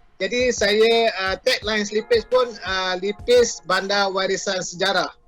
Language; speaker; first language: Malay; native; Malay